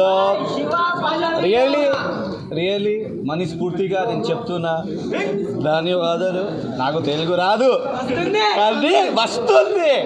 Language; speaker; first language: Telugu; non-native, local second language; Hindi